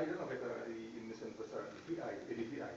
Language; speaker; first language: English; non-native, learner; Indonesian